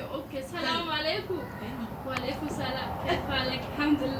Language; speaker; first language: Arabic; non-native, learner; Tigrinya